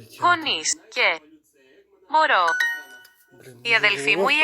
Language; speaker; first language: Greek; non-native, learner; Ukrainian